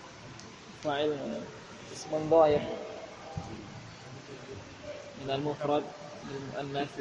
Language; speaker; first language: Arabic; non-native, fluent; Indonesian